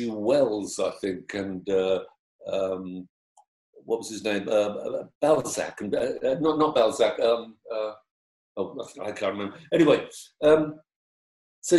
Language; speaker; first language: English; native; English